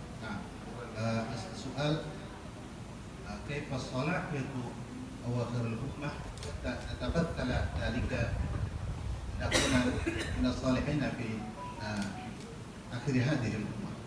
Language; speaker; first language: Arabic; native; Arabic